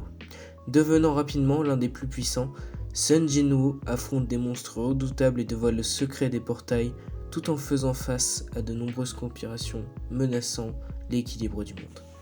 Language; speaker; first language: French; native; French